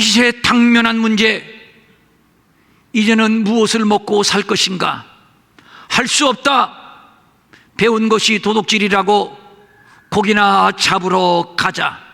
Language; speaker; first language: Korean; native; Korean